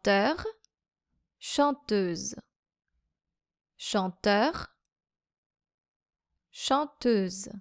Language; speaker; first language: French; native; French